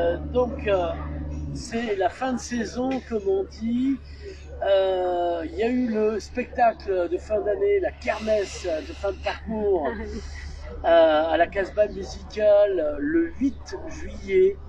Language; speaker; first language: French; native; French